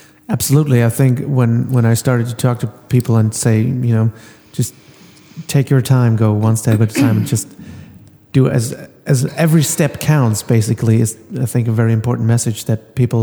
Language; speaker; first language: English; non-native, fluent; German